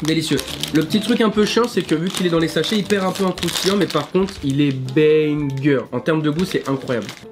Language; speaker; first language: French; native; French